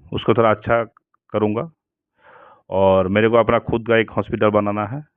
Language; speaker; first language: Hindi; non-native, local second language; Bangla